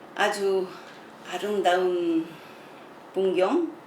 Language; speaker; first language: Korean; non-native, learner; Spanish